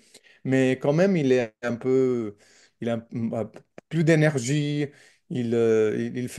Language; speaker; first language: French; non-native, learner; English